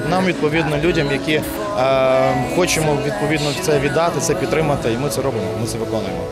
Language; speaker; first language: Ukrainian; native; Ukrainian